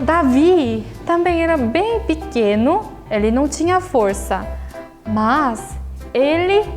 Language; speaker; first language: Portuguese; non-native, fluent; Korean